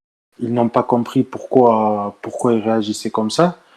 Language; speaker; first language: French; native; French